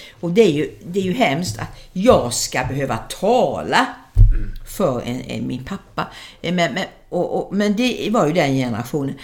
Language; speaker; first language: Swedish; native; Swedish